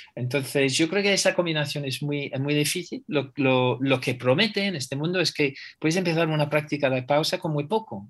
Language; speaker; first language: Spanish; non-native, fluent; English